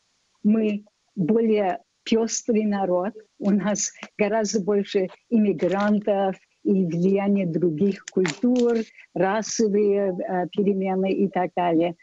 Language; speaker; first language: Russian; non-native, fluent; English